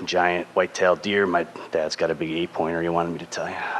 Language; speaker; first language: English; native; English